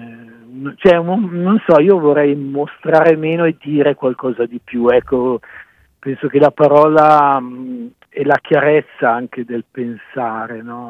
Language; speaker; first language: Italian; native; Italian